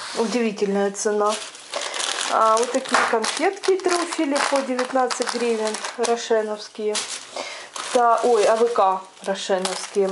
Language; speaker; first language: Russian; non-native, local second language; Ukrainian